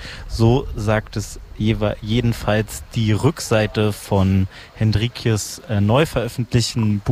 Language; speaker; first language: German; native; German